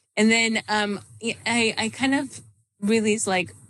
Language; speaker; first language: English; native; English